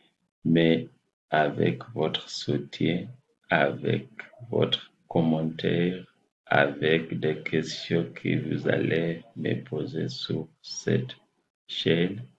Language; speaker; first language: French; non-native, fluent; English